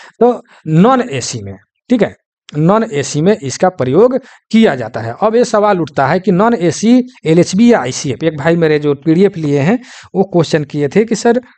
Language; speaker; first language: Hindi; native; Hindi